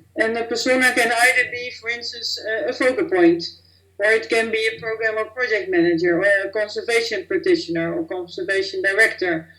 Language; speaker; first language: English; non-native, fluent; Dutch